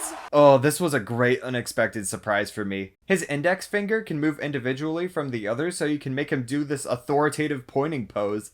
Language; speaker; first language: English; native; English